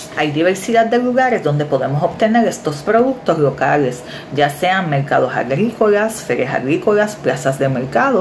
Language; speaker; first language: Spanish; native; Spanish